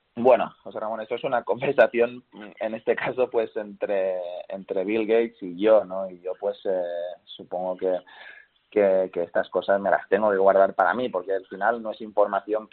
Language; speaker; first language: Spanish; native; Spanish